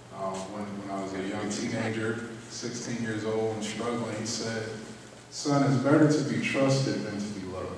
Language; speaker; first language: English; native; English